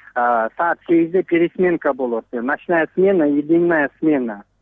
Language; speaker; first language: Russian; non-native, local second language; Kyrgyz